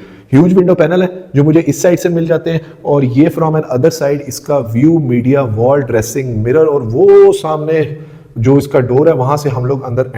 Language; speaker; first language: Urdu; native; Urdu